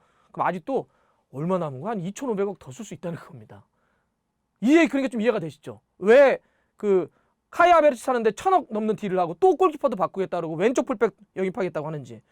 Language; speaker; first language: Korean; native; Korean